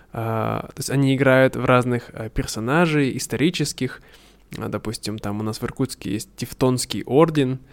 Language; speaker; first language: Russian; native; Russian